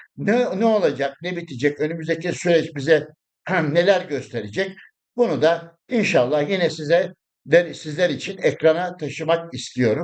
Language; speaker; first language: Turkish; native; Turkish